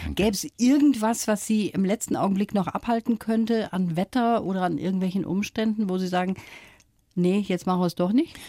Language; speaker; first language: German; native; German